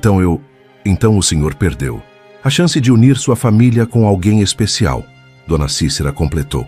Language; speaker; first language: Portuguese; native; Portuguese